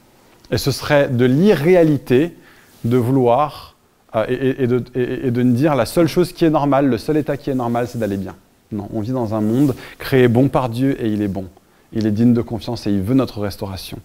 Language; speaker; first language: French; native; French